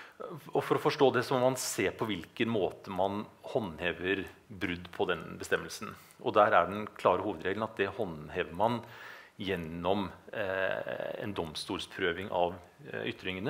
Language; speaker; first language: Norwegian; native; Norwegian